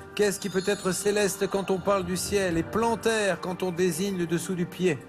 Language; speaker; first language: French; native; French